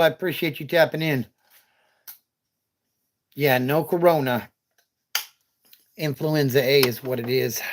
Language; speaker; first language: English; native; English